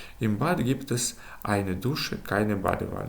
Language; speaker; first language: German; non-native, fluent; Ukrainian